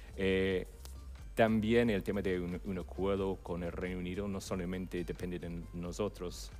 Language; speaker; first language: Spanish; non-native, fluent; English